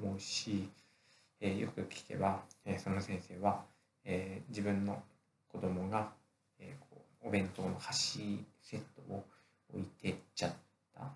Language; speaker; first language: Japanese; native; Japanese